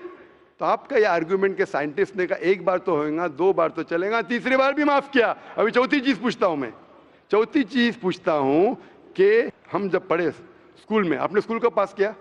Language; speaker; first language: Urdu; non-native, local second language; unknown